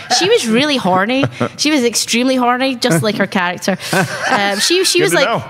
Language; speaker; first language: English; native; English